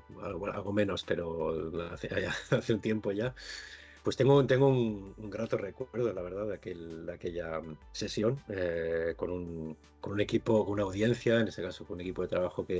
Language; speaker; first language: Spanish; native; Spanish